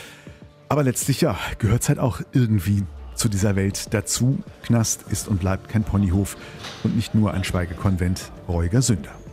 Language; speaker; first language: German; native; German